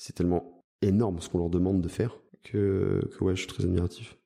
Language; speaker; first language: French; native; French